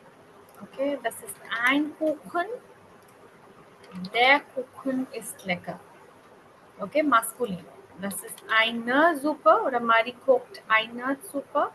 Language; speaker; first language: German; non-native, fluent; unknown